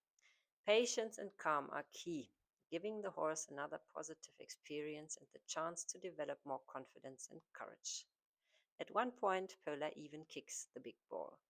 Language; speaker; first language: English; non-native, fluent; German